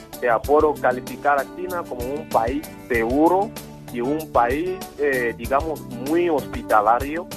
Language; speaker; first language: Spanish; non-native, local second language; Fang